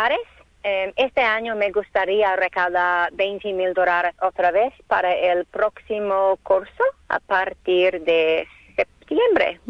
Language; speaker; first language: Spanish; non-native, learner; English